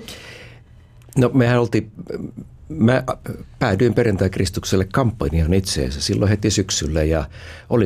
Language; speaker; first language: Finnish; native; Finnish